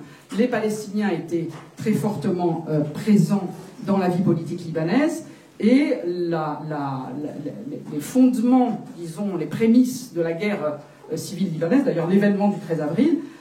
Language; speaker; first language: French; native; French